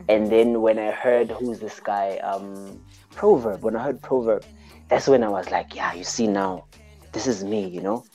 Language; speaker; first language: English; early bilingual, other home language; Xhosa